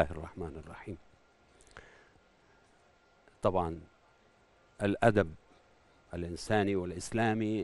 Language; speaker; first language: Arabic; non-native, fluent; Persian